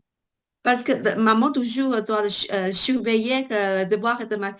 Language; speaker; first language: French; non-native, learner; Chinese